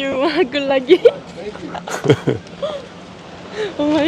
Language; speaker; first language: English; non-native, learner; Thai